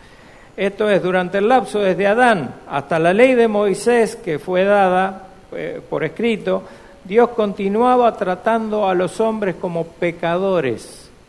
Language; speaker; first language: Spanish; native; Spanish